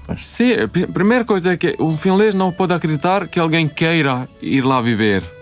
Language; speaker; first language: Portuguese; non-native, fluent; Swedish